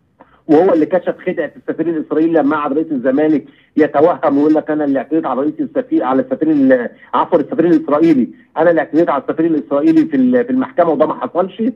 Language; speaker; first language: Arabic; native; Arabic